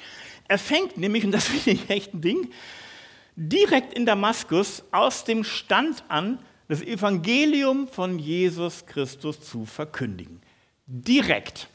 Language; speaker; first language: German; native; German